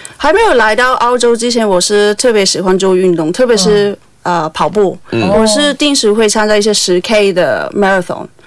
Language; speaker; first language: Chinese; non-native, local second language; Cantonese